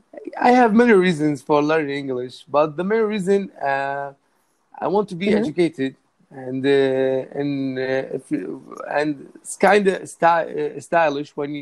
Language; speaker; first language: English; non-native, learner; Arabic